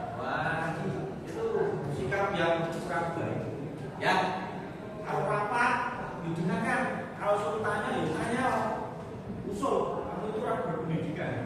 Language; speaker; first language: Indonesian; native; Indonesian